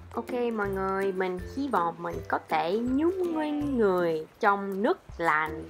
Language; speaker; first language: Vietnamese; non-native, learner; English